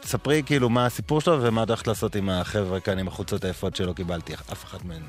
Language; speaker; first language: Hebrew; native; Hebrew